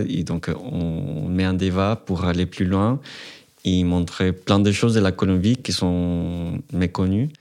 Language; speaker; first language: French; non-native, fluent; Spanish